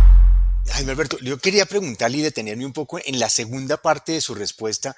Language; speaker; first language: Spanish; native; Spanish